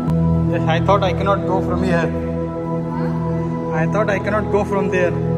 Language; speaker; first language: English; non-native, local second language; Hindi